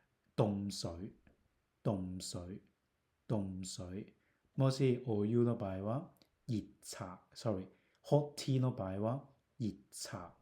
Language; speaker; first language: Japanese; non-native, fluent; Cantonese